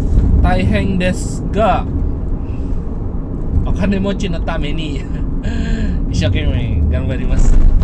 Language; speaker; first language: Japanese; non-native, learner; Indonesian